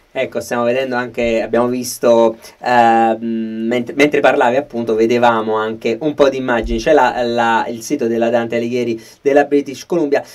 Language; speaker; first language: Italian; native; Italian